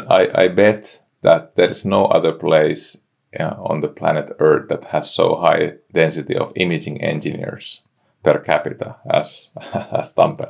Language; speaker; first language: English; non-native, fluent; Finnish